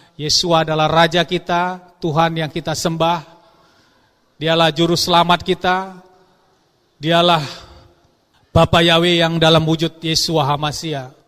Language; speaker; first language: Indonesian; non-native, local second language; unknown